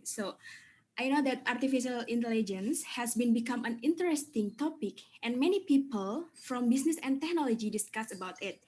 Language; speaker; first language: English; non-native, learner; Indonesian